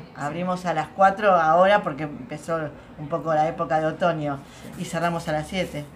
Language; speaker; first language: Spanish; native; Spanish